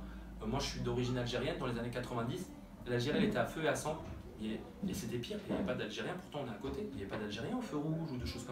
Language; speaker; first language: French; early bilingual, other home language; Arabic